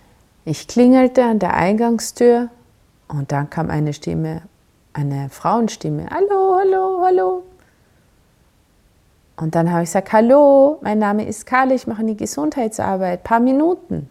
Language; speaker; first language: German; non-native, fluent; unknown